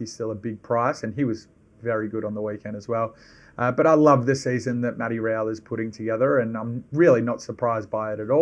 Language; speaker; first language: English; native; English